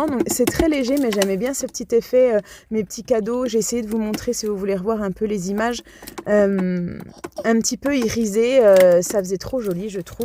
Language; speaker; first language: French; native; French